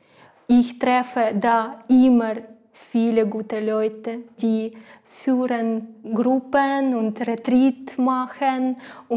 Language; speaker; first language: German; non-native, learner; Ukrainian